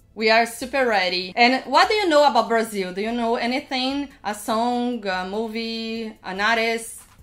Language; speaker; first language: English; non-native, fluent; Portuguese